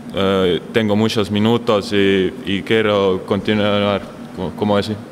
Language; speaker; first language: Spanish; non-native, learner; Estonian